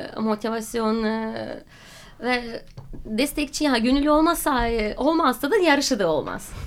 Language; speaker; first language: Turkish; non-native, fluent; Russian